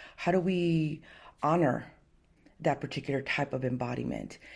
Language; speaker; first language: English; early bilingual, other home language; Spanish